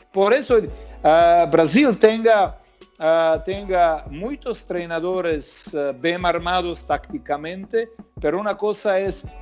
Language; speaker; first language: Spanish; non-native, fluent; Croatian